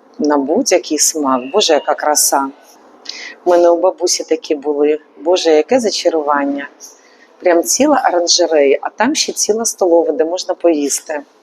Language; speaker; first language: Ukrainian; native; Ukrainian